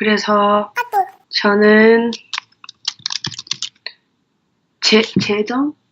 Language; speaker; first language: Korean; non-native, learner; English